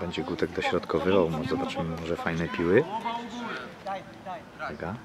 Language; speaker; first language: Polish; native; Polish